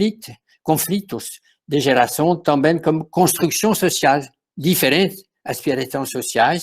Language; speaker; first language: Portuguese; non-native, fluent; French